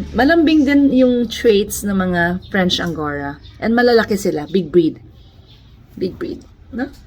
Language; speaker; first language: Filipino; non-native, local second language; Cebuano